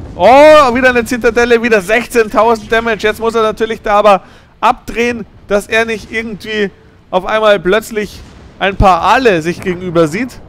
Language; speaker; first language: German; native; German